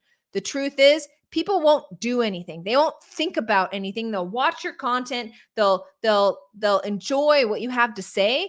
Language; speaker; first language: English; native; English